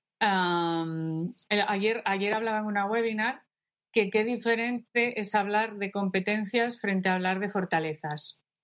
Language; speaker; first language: Spanish; native; Spanish